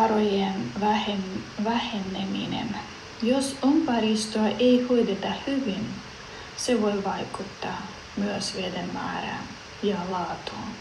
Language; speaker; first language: Finnish; non-native, learner; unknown